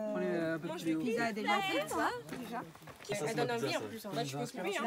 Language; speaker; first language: French; non-native, learner; Chinese